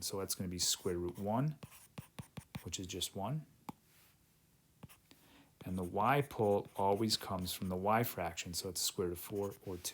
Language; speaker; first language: English; native; English